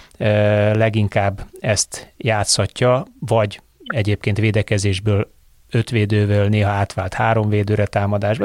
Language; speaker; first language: Hungarian; native; Hungarian